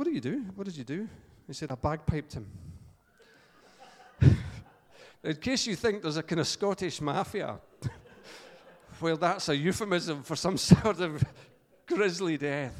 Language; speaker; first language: English; native; English